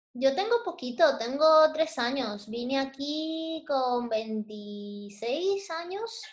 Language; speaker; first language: Spanish; native; Spanish